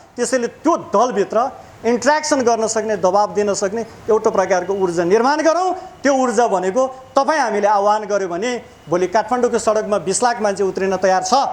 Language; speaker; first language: Nepali; non-native, local second language; Eastern Tamang